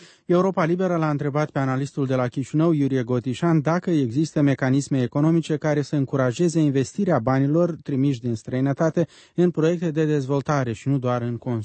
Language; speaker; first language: Romanian; native; Romanian